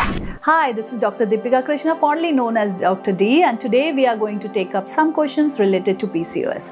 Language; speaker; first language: English; non-native, local second language; Hindi